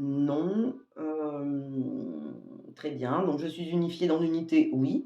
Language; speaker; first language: French; native; French